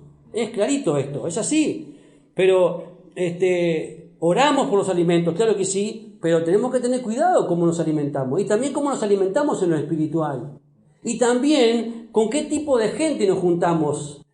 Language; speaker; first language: Spanish; native; Spanish